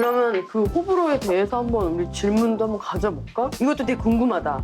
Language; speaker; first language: Korean; native; Korean